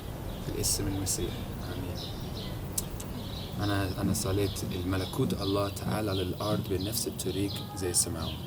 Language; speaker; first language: Arabic; non-native, learner; English